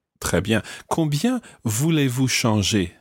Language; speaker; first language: French; non-native, fluent; English